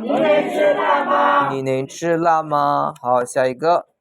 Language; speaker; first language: Chinese; non-native, fluent; Burmese